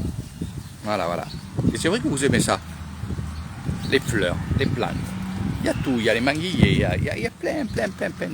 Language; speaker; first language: French; native; French